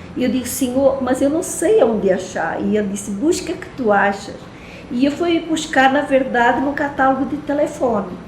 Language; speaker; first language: Portuguese; native; Portuguese